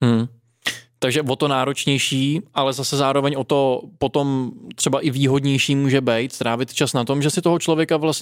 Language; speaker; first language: Czech; native; Czech